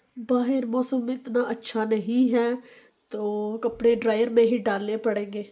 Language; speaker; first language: Urdu; native; Urdu